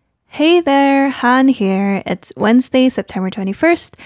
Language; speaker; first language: English; non-native, fluent; Chinese